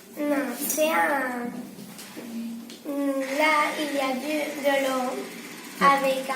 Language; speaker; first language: French; non-native, local second language; Spanish